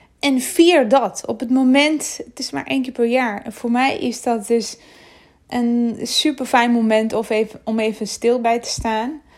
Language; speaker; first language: Dutch; non-native, fluent; Armenian